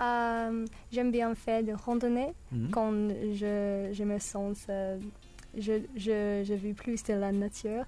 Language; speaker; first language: French; non-native, learner; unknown